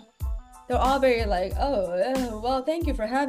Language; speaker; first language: English; native; English